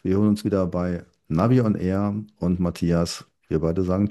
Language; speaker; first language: German; native; German